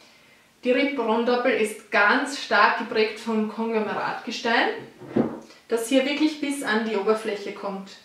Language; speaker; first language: German; native; German